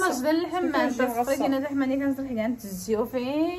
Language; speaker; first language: Arabic; native; Arabic